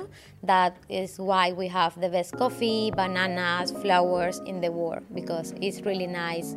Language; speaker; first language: English; non-native, learner; Spanish